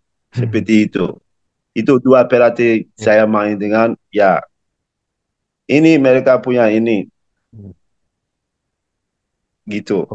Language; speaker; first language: Indonesian; non-native, learner; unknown